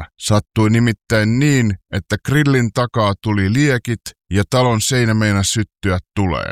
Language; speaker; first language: Finnish; native; Finnish